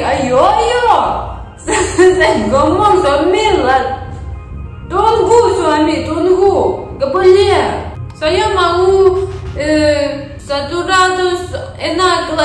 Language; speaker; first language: Indonesian; non-native, learner; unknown